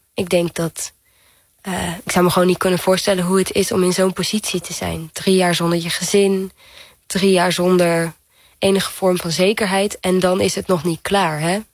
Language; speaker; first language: Dutch; non-native, fluent; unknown